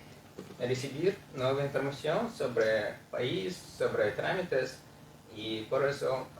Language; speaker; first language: Spanish; non-native, fluent; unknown